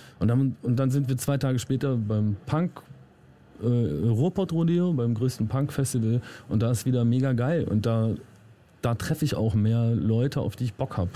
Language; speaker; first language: German; native; German